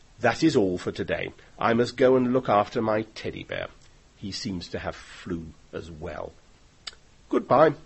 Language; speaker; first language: English; native; English